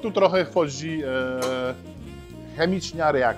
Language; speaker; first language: Polish; non-native, fluent; French